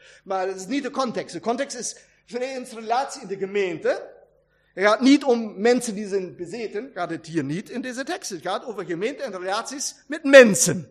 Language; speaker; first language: Dutch; non-native, learner; German